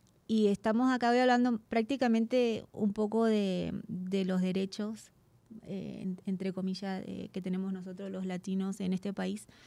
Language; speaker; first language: Spanish; native; Spanish